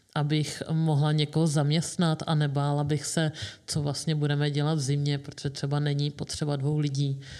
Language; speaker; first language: Czech; native; Czech